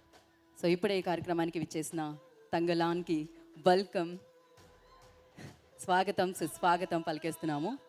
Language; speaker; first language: Telugu; native; Telugu